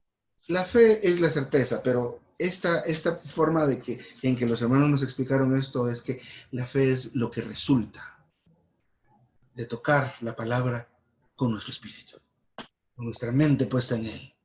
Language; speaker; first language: Spanish; native; Spanish